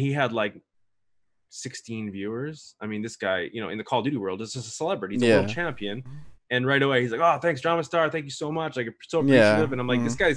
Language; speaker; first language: English; native; English